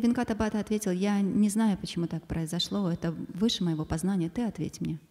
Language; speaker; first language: Russian; native; Russian